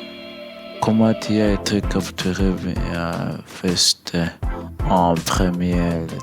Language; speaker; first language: French; non-native, learner; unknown